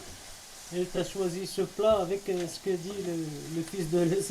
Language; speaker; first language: French; native; French